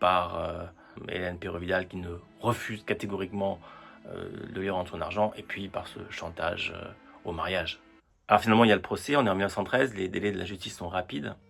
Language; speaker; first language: French; native; French